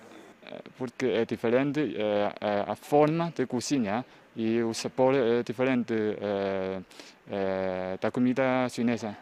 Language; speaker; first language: Portuguese; non-native, local second language; Chinese